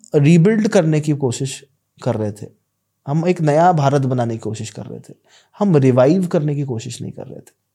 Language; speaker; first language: Hindi; native; Hindi